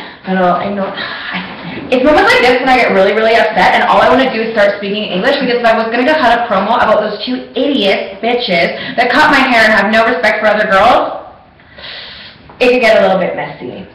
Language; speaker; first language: English; native; English